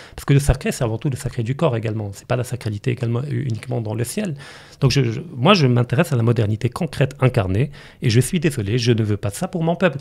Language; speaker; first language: French; non-native, local second language; Arabic